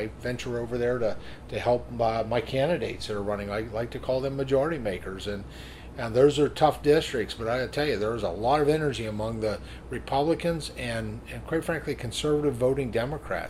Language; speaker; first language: English; native; English